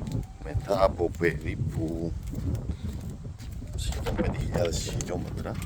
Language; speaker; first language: Greek; early bilingual, heritage; Greek